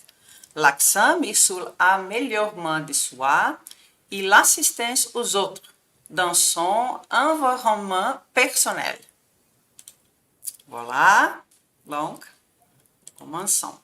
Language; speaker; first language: French; non-native, fluent; Portuguese